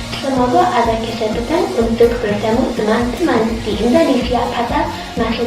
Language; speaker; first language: Indonesian; non-native, learner; English